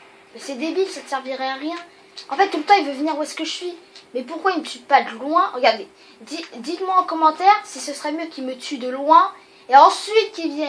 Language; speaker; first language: French; native; French